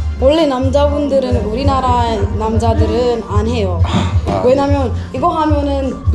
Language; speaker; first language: Korean; non-native, fluent; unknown